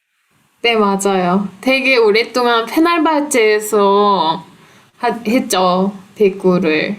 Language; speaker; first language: Korean; non-native, fluent; Turkish